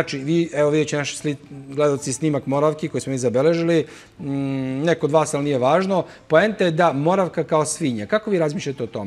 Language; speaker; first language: Serbian; native; Serbian